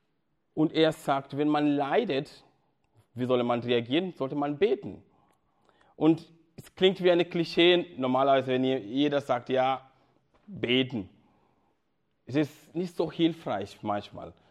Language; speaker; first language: German; non-native, fluent; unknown